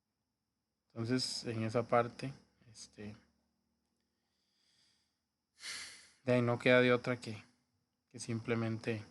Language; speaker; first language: Spanish; native; Spanish